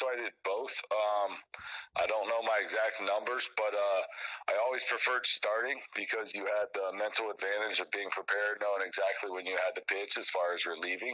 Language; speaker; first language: English; native; English